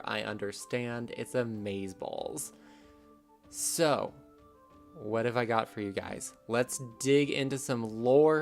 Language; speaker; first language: English; native; English